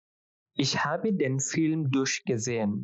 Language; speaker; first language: German; non-native, fluent; Bangla